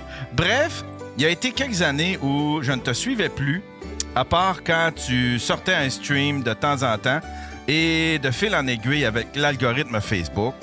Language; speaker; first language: French; native; French